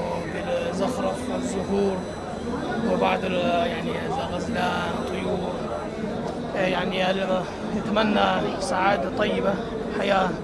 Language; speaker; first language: Arabic; non-native, learner; Chinese